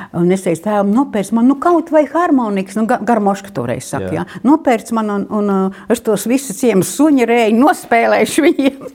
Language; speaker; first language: Latvian; native; Latvian